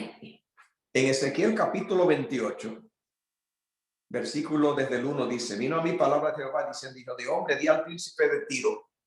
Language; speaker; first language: Spanish; native; Spanish